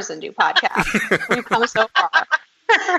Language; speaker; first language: English; native; English